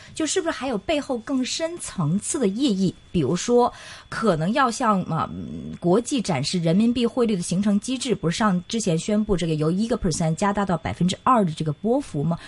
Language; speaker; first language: Chinese; non-native, local second language; Cantonese